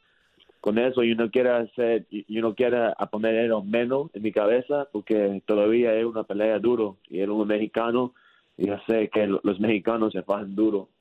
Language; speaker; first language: Spanish; early bilingual, heritage; English